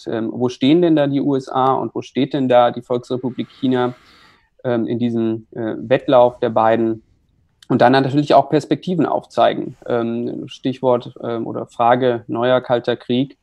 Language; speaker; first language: German; native; German